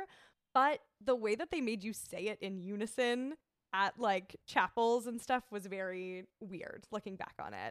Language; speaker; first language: English; native; English